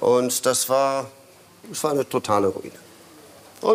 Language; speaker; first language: German; non-native, fluent; Polish